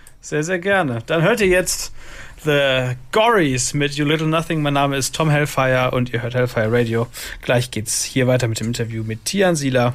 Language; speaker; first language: German; native; German